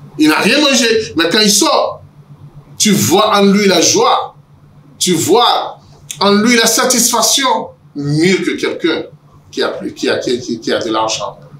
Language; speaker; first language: French; non-native, local second language; Yoruba